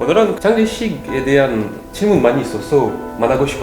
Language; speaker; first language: Korean; non-native, learner; French